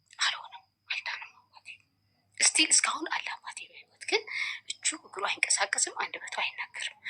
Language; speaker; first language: Amharic; native; Amharic